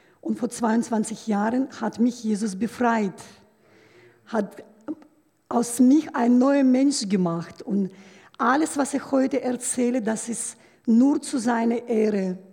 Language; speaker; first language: German; non-native, fluent; Russian